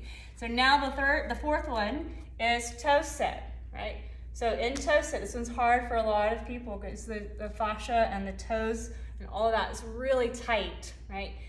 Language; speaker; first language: English; native; English